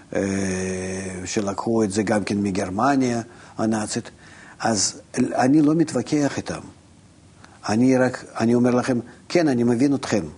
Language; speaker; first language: Hebrew; non-native, fluent; Russian